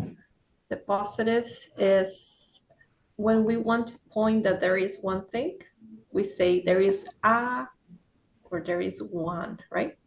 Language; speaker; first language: English; non-native, fluent; Spanish